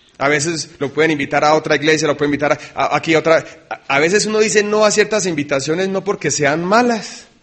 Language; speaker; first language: Spanish; early bilingual, other home language; English